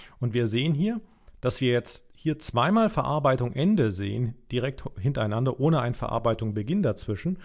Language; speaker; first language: German; native; German